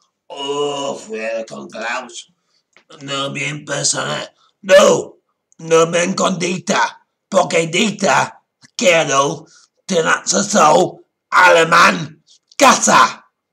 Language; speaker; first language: Spanish; non-native, learner; English